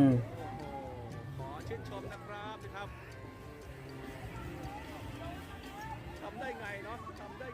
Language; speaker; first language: Thai; native; Thai